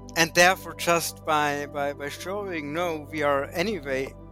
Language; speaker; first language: English; non-native, fluent; German